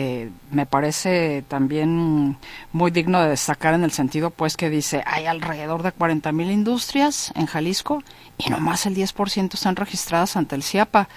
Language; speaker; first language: Spanish; native; Spanish